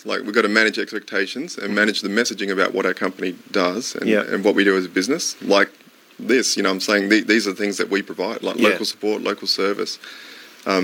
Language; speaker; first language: English; native; English